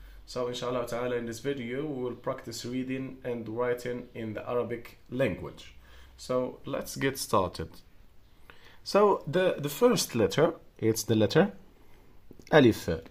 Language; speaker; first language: English; non-native, fluent; Arabic